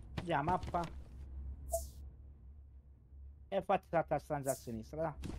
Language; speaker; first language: Italian; native; Italian